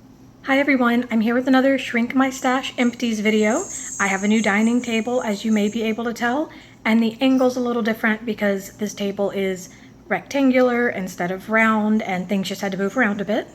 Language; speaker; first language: English; native; English